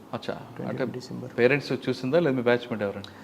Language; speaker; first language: Telugu; native; Telugu